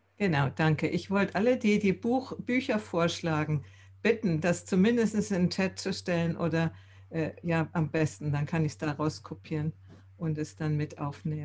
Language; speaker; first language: German; native; German